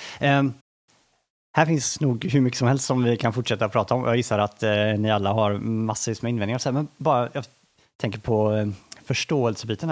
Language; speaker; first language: Swedish; native; Swedish